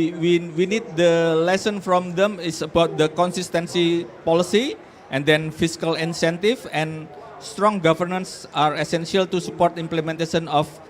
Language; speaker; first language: English; non-native, fluent; Indonesian